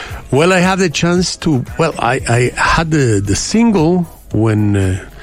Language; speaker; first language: English; non-native, fluent; Spanish